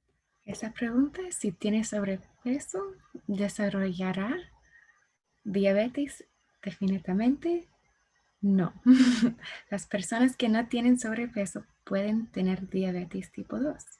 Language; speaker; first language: Spanish; non-native, learner; English